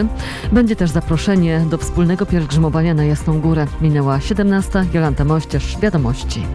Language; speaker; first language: Polish; native; Polish